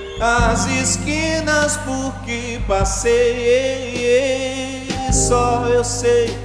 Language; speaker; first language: Portuguese; native; Portuguese